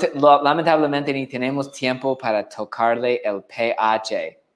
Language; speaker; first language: Spanish; non-native, fluent; English